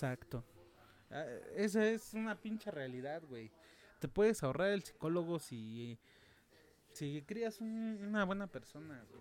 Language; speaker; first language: Spanish; native; Spanish